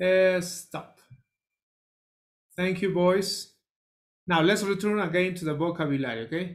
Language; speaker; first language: English; non-native, learner; Spanish